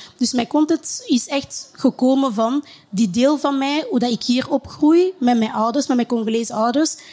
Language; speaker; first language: Dutch; early bilingual, other home language; Lingala